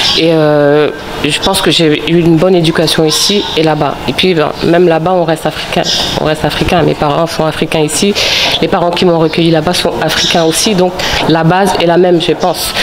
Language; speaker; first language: French; early bilingual, other home language; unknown